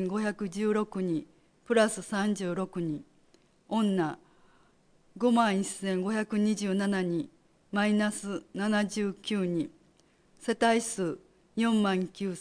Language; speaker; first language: Japanese; native; Japanese